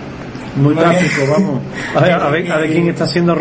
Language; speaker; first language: Spanish; native; Spanish